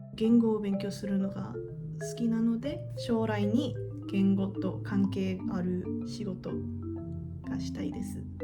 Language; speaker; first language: Japanese; non-native, learner; English